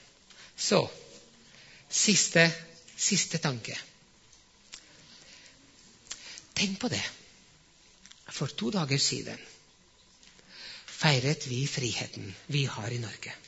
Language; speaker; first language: Norwegian; non-native, fluent; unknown